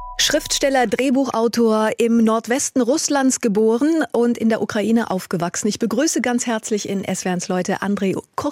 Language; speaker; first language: German; native; German